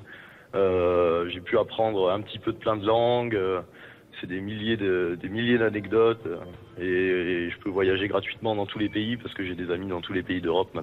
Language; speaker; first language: French; native; French